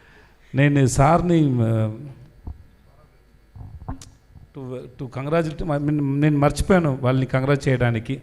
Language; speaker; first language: Telugu; non-native, learner; Tamil